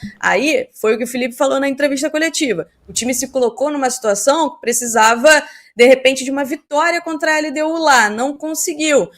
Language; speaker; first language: Portuguese; native; Portuguese